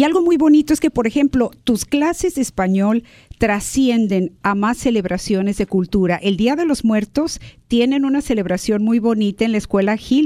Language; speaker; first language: Spanish; native; Spanish